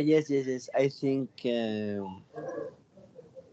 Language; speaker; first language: English; non-native, learner; Spanish